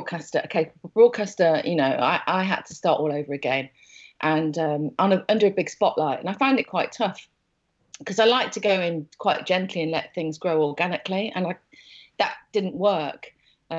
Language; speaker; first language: English; native; English